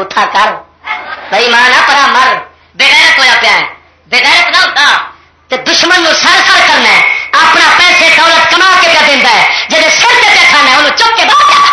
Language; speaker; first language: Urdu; non-native, local second language; Punjabi